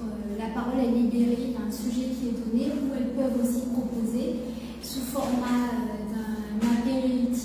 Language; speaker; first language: French; native; French